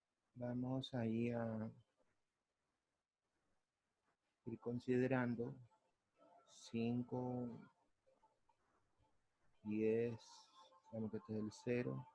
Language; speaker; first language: Spanish; native; Spanish